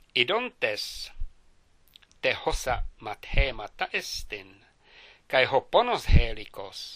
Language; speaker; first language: Greek; non-native, fluent; English